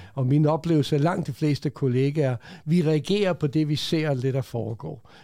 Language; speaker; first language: Danish; early bilingual, other home language; Croatian